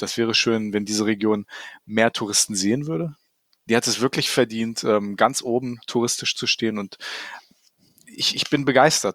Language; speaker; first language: German; native; German